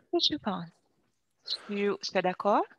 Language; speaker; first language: French; non-native, learner; Portuguese